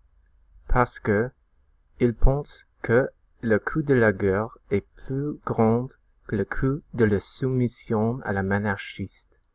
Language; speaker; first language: French; non-native, learner; English